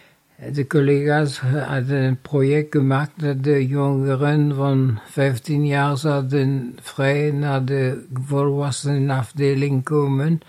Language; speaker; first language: Dutch; non-native, fluent; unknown